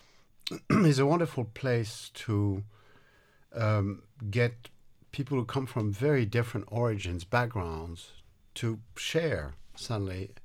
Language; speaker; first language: English; non-native, fluent; French